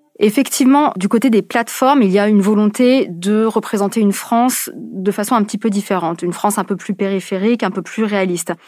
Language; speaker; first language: French; native; French